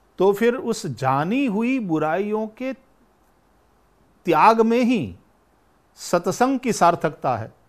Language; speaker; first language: Hindi; non-native, local second language; Gujarati